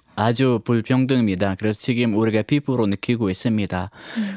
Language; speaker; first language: Korean; non-native, fluent; Arabic